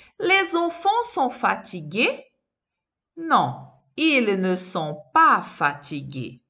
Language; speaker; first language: French; non-native, fluent; Portuguese